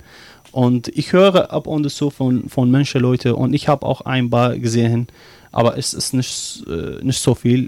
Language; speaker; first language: German; non-native, learner; Arabic